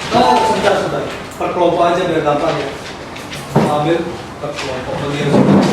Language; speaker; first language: Indonesian; native; Indonesian